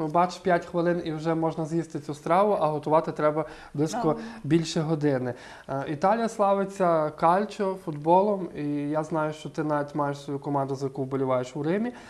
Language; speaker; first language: Ukrainian; native; Ukrainian